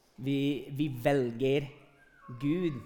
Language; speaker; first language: Norwegian; non-native, fluent; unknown